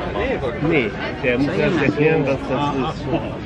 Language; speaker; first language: German; native; German